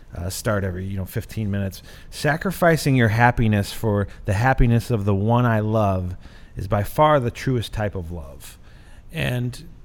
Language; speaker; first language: English; native; English